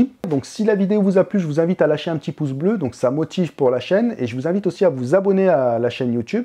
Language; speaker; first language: French; native; French